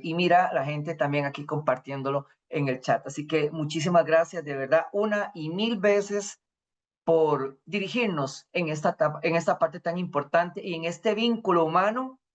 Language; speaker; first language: Spanish; native; Spanish